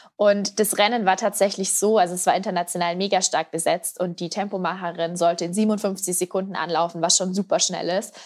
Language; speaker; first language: German; native; German